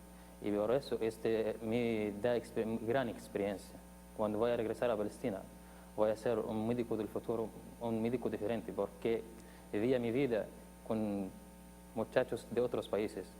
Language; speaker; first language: Spanish; non-native, fluent; Arabic